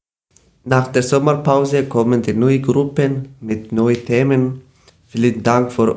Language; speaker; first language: German; non-native, learner; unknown